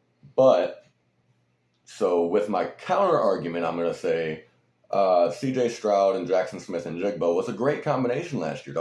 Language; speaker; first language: English; native; English